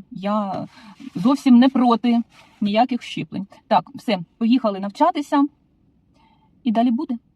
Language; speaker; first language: Ukrainian; non-native, local second language; Russian